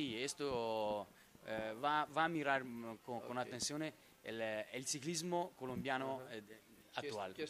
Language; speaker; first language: Spanish; non-native, learner; Italian